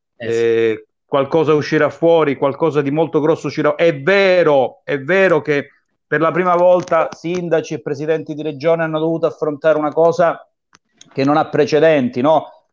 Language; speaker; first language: Italian; native; Italian